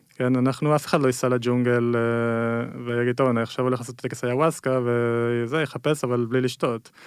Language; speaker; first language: Hebrew; early bilingual, other home language; Spanish